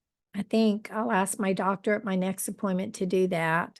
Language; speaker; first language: English; native; English